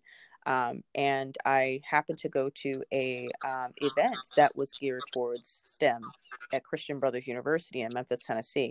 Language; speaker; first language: English; native; English